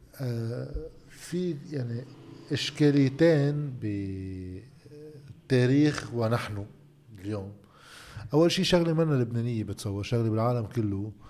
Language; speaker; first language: Arabic; native; Arabic